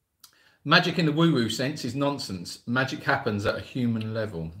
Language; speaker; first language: English; native; English